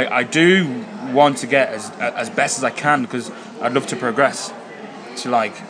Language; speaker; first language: English; native; English